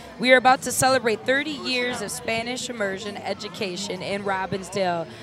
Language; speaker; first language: English; early bilingual, other home language; Spanish